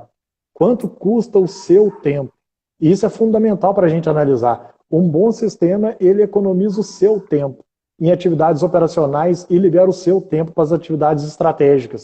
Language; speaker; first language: Portuguese; native; Portuguese